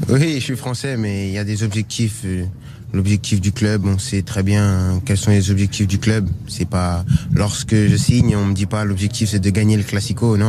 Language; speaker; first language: French; native; French